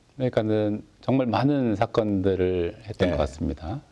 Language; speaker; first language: Korean; native; Korean